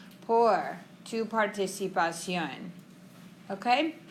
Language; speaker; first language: Spanish; non-native, fluent; English